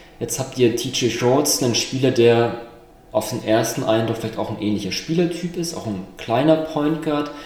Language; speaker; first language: German; native; German